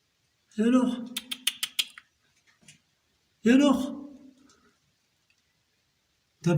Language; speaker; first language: French; native; French